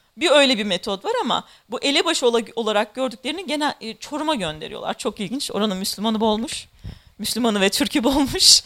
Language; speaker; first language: Turkish; native; Turkish